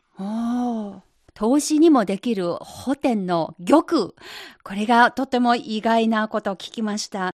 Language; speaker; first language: Japanese; non-native, fluent; Chinese